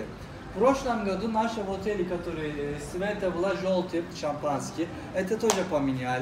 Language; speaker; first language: Russian; non-native, learner; Turkish